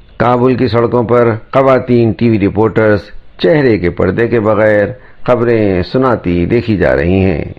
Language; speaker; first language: Urdu; native; Urdu